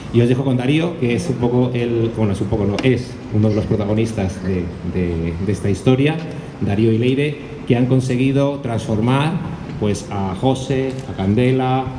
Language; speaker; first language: Spanish; native; Spanish